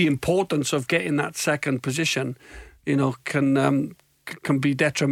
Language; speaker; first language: English; native; English